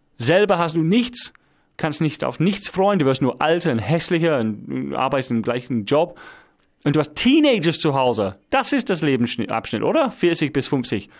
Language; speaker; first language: German; non-native, fluent; English